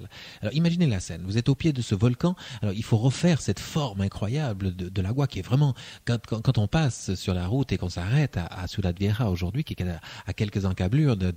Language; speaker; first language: French; native; French